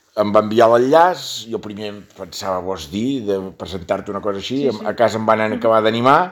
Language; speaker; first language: Catalan; native; Catalan